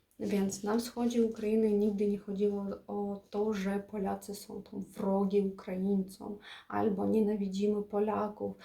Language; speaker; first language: Polish; non-native, fluent; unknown